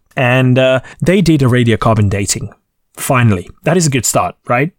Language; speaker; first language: English; non-native, fluent; Hungarian